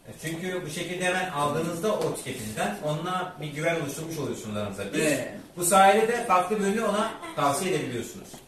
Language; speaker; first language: Turkish; native; Turkish